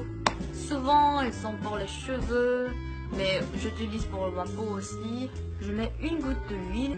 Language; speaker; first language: French; non-native, fluent; Korean